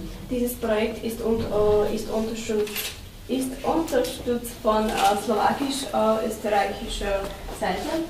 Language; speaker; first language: German; non-native, fluent; Slovak